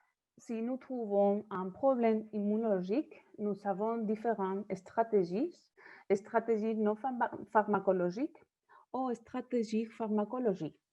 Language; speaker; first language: French; non-native, learner; Spanish